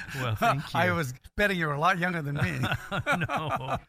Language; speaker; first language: English; non-native, local second language; Akan